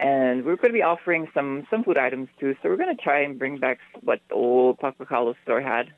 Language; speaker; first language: English; native; English